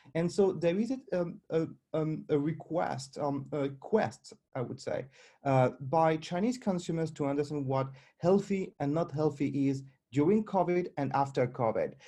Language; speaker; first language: English; non-native, fluent; French